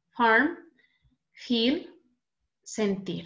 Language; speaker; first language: Spanish; native; Spanish